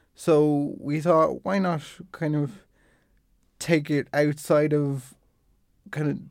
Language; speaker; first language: English; native; English